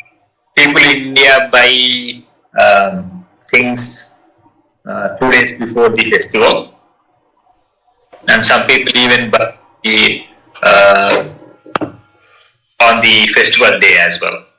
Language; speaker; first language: English; non-native, learner; Telugu